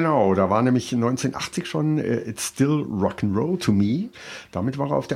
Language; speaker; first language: German; native; German